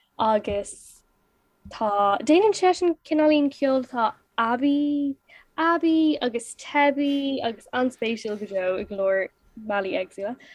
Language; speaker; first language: Irish; non-native, local second language; English